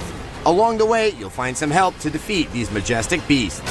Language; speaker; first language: English; native; English